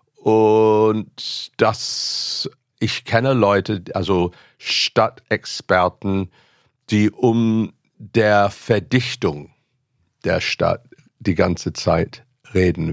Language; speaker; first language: German; non-native, fluent; English